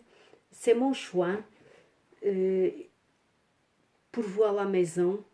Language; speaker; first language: French; non-native, fluent; Portuguese